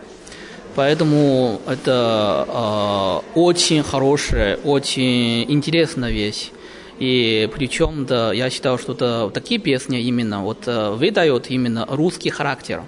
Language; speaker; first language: Russian; early bilingual, heritage; Chinese